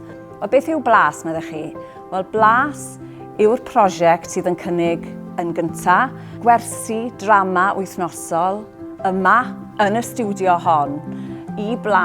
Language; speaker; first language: Welsh; native; Welsh